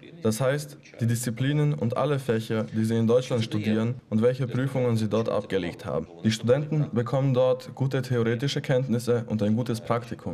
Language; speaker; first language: German; non-native, fluent; Ukrainian